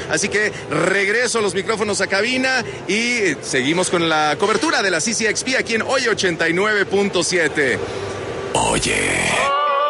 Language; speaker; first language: Spanish; native; Spanish